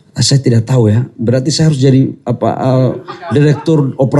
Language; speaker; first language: Indonesian; native; Indonesian